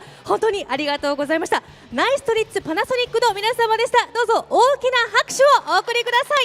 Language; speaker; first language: Japanese; native; Japanese